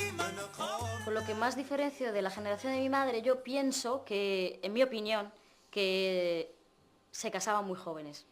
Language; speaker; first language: Spanish; non-native, fluent; Arabic